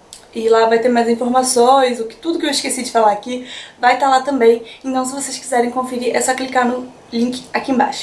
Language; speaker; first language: Portuguese; native; Portuguese